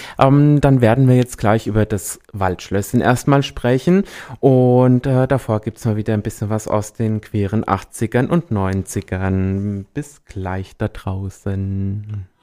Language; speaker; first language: German; native; German